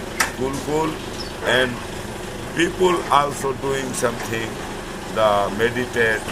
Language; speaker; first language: English; non-native, learner; Hindi